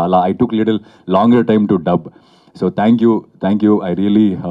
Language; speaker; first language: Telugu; non-native, fluent; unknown